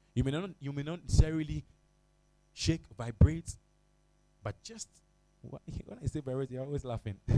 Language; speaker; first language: English; non-native, local second language; Ga